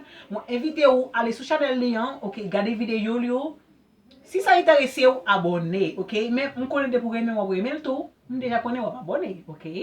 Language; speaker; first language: French; non-native, learner; Haitian Creole